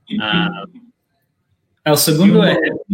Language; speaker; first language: Spanish; non-native, learner; Portuguese